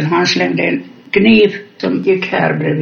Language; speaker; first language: Swedish; non-native, fluent; Finnish